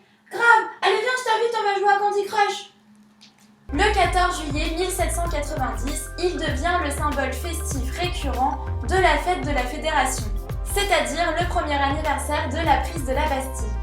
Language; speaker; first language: French; native; French